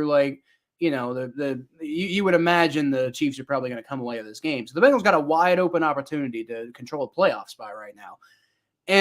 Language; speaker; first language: English; native; English